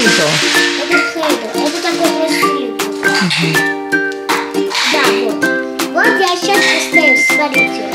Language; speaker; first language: Russian; early bilingual, heritage; Russian